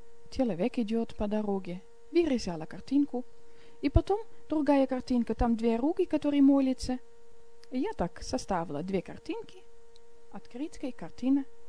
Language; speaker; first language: Russian; non-native, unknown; Dutch